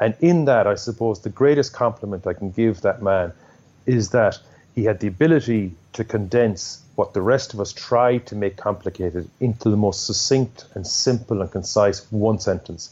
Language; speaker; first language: English; native; English